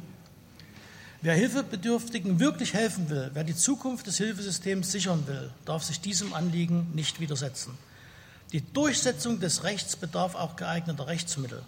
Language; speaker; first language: German; native; German